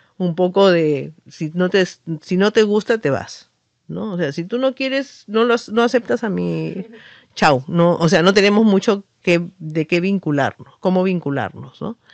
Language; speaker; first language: Spanish; native; Spanish